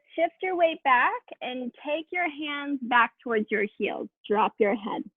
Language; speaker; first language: English; native; English